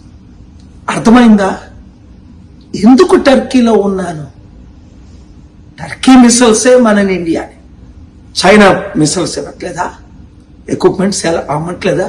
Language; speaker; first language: Telugu; native; Telugu